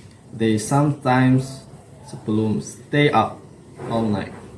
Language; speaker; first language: English; non-native, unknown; Indonesian